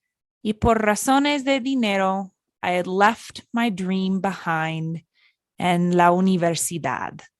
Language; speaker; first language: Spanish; non-native, fluent; English